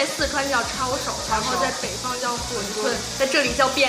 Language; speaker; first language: Chinese; native; Chinese